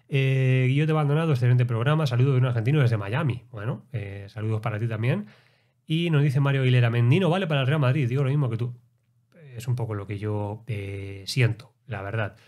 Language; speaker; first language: Spanish; native; Spanish